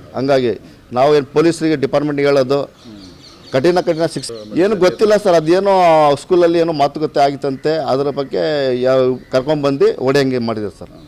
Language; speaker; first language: Kannada; non-native, local second language; Urdu